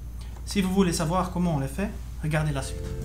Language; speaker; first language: French; native; French